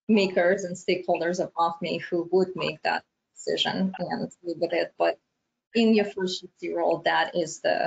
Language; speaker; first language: English; non-native, fluent; Romanian